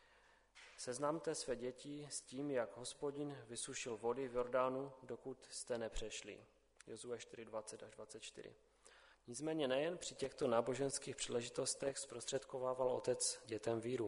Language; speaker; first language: Czech; native; Czech